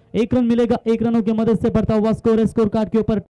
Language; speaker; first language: Hindi; non-native, local second language; Marathi